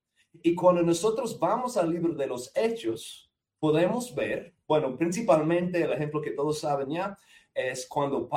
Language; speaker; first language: Spanish; non-native, fluent; English